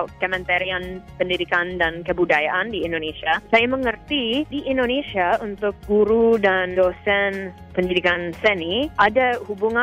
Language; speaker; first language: Indonesian; non-native, fluent; English